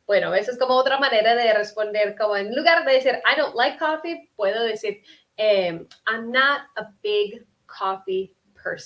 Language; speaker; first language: Spanish; early bilingual, heritage; Spanish